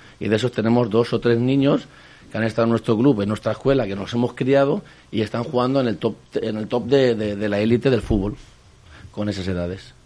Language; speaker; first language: Spanish; native; Spanish